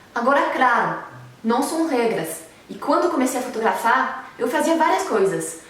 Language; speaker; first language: Portuguese; non-native, fluent; French